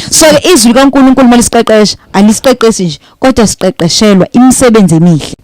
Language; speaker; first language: Zulu; native; Zulu